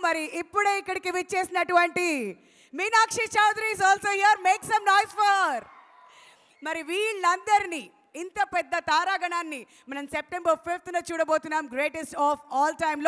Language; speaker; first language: Telugu; native; Telugu